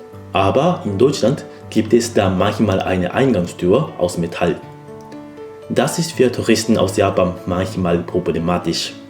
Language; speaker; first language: German; non-native, fluent; Japanese